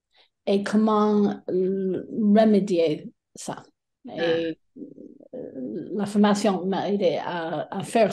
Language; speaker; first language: French; non-native, fluent; English